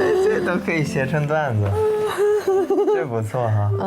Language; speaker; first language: Chinese; non-native, fluent; English